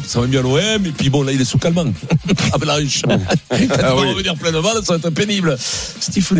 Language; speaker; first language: French; native; French